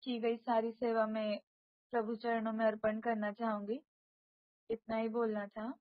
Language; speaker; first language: Hindi; non-native, local second language; Marathi